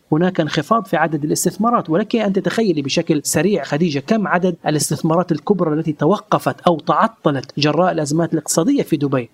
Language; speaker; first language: Arabic; native; Arabic